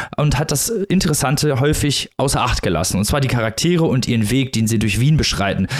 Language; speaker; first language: German; native; German